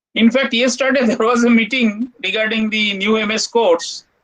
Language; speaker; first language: English; non-native, local second language; Bangla